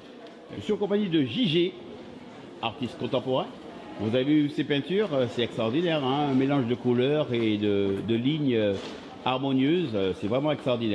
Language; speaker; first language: French; native; French